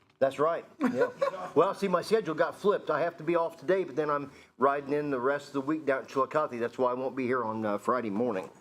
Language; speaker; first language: English; native; English